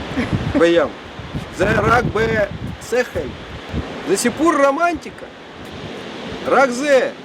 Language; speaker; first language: Hebrew; non-native, fluent; Russian